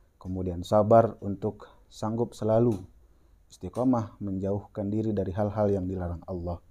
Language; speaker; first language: Indonesian; non-native, local second language; Achinese